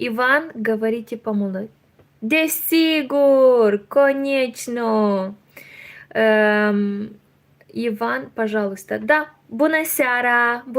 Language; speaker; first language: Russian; non-native, learner; Romanian